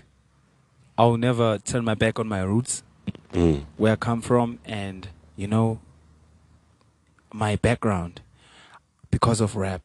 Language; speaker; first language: English; non-native, local second language; Venda